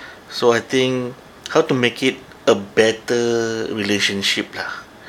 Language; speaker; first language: English; non-native, local second language; Malay